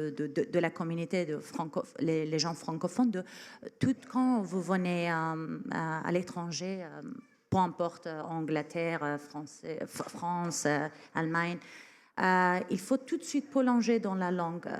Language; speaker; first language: French; non-native, fluent; Persian